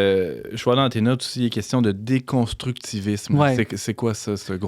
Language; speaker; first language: French; native; French